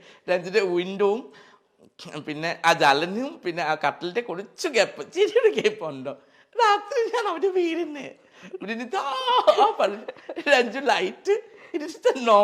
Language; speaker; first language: Malayalam; non-native, fluent; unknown